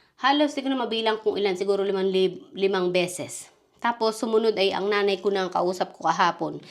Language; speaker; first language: Filipino; native; Filipino